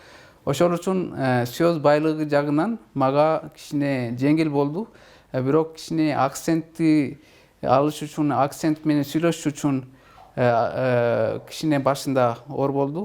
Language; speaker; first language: Kyrgyz; non-native, fluent; Urdu